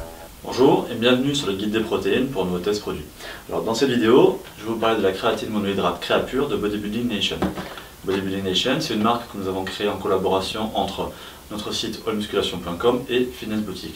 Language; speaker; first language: French; native; French